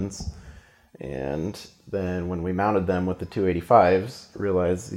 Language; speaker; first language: English; native; English